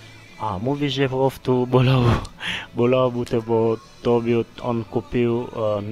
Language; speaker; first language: Polish; non-native, learner; Lingala